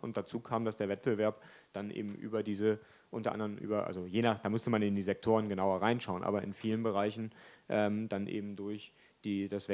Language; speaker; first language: German; native; German